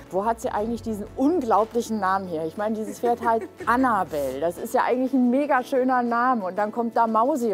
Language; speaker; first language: German; native; German